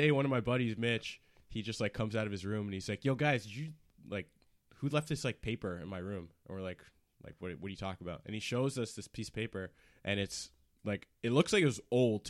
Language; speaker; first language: English; native; English